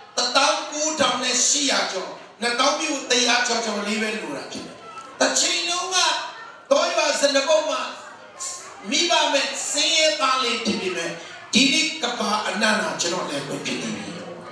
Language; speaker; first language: Burmese; non-native, local second language; Tedim Chin